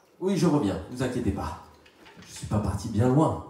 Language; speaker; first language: French; native; French